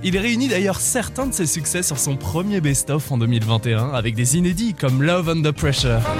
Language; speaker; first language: French; native; French